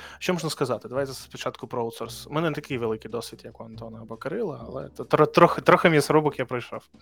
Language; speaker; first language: Ukrainian; native; Ukrainian